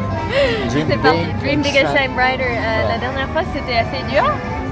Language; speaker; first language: French; non-native, fluent; Dutch